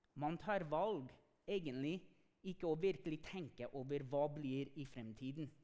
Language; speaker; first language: Norwegian; non-native, fluent; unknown